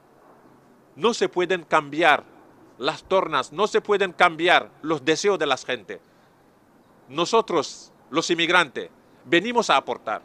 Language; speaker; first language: Spanish; non-native, fluent; Serer